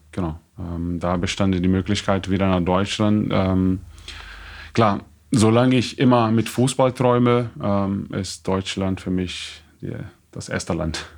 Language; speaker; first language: German; non-native, fluent; Portuguese